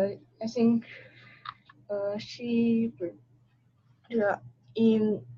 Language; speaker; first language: English; non-native, learner; Chinese